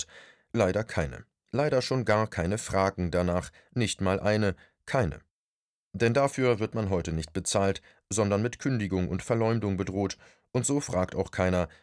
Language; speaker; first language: German; native; German